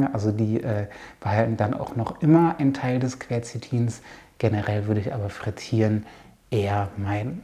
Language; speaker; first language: German; native; German